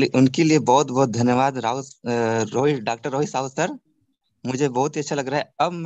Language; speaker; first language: Hindi; native; Hindi